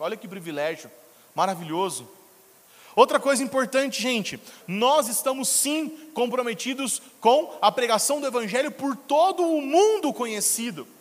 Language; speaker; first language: Portuguese; native; Portuguese